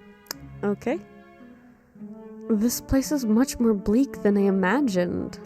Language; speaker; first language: English; native; English